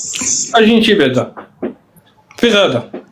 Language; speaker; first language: Arabic; native; Arabic